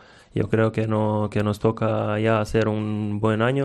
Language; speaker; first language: Spanish; non-native, fluent; Serbian